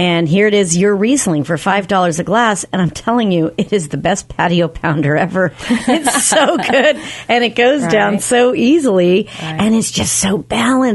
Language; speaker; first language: English; native; English